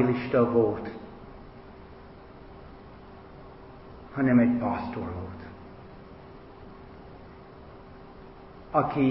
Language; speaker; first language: Hungarian; non-native, fluent; English